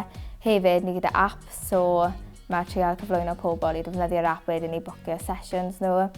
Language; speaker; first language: Welsh; native; Welsh